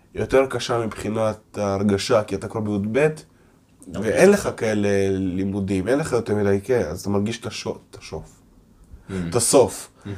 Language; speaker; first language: Hebrew; non-native, local second language; Russian